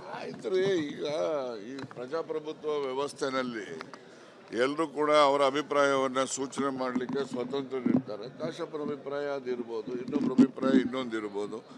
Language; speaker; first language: Kannada; native; Kannada